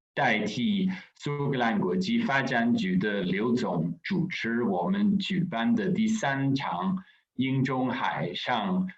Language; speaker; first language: Chinese; non-native, fluent; English